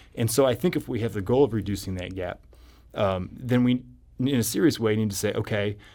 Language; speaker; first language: English; native; English